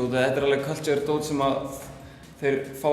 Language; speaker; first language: Icelandic; native; Icelandic